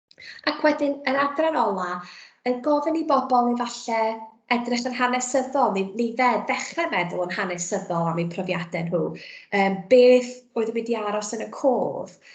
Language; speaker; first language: Welsh; native; Welsh